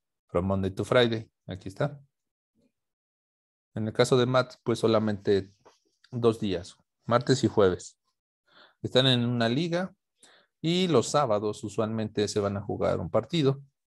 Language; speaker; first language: Spanish; native; Spanish